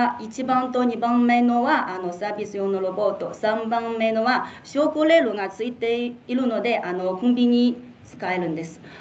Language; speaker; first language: Japanese; non-native, fluent; Chinese